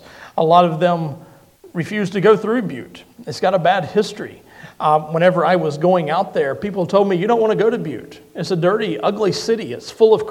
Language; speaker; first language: English; native; English